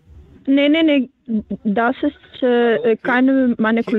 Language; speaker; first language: German; non-native, learner; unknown